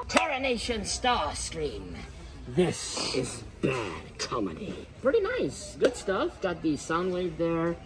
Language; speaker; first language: English; native; English